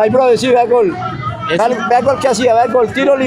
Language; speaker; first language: Spanish; native; Spanish